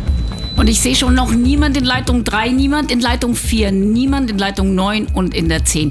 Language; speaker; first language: German; native; German